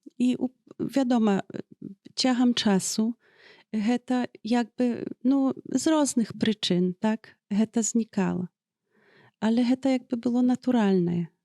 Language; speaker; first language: Belarusian; native; Belarusian